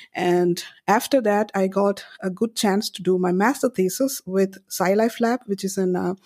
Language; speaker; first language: English; non-native, local second language; Malayalam